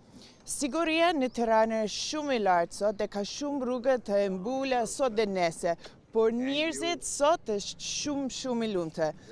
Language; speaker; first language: Albanian; non-native, learner; English